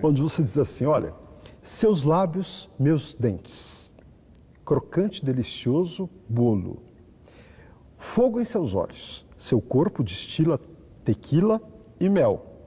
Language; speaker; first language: Portuguese; native; Portuguese